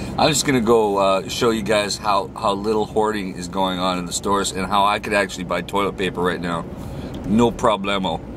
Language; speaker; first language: English; native; English